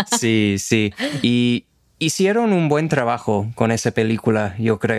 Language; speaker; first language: Spanish; non-native, fluent; English